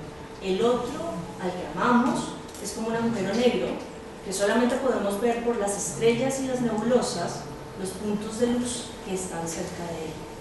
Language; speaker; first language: Spanish; native; Spanish